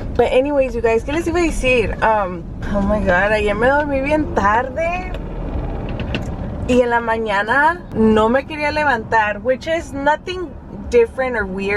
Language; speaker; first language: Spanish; early bilingual, heritage; English